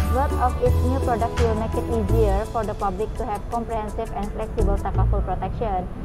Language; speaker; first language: English; non-native, local second language; Malay